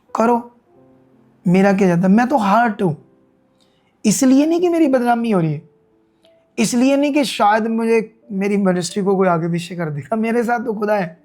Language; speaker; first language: Hindi; non-native, local second language; Punjabi